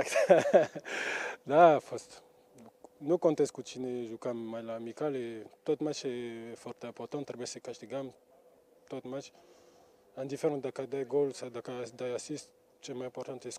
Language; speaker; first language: Romanian; non-native, learner; French